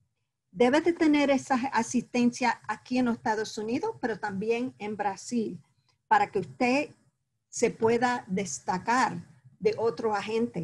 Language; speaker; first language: Spanish; early bilingual, heritage; Spanish